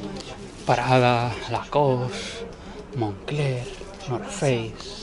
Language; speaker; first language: English; non-native, learner; Spanish